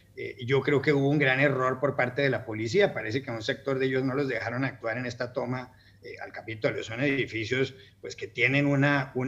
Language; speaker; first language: Spanish; native; Spanish